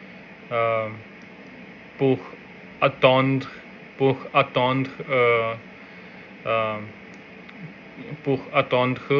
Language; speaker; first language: French; non-native, learner; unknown